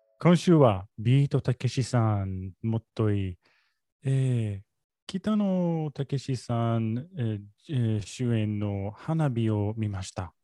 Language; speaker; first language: Japanese; non-native, learner; English